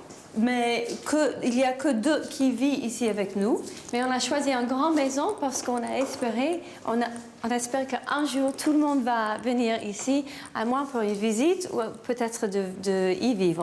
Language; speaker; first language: French; non-native, learner; English